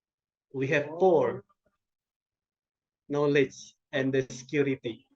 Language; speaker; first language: English; non-native, local second language; Indonesian